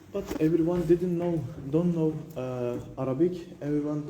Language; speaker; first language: English; non-native, learner; Turkish